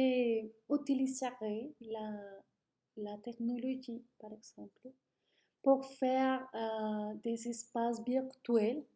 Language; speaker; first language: French; non-native, learner; Spanish